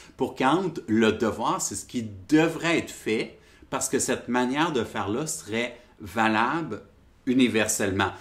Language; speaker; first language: French; native; French